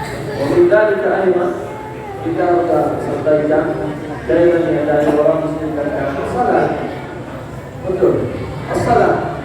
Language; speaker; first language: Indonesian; non-native, learner; Arabic